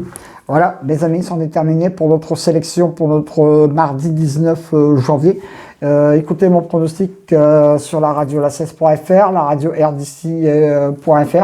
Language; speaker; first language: French; native; French